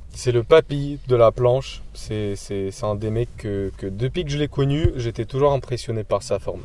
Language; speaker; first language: French; non-native, fluent; Ukrainian